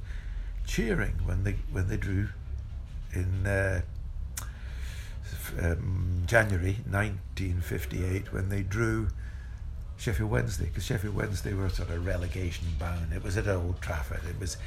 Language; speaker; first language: English; native; English